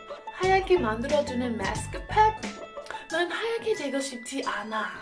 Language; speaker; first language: Korean; non-native, fluent; English